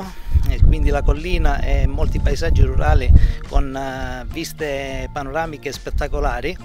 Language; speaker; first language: Italian; native; Italian